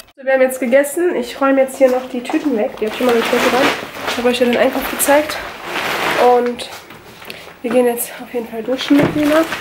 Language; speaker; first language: German; early bilingual, other home language; Turkish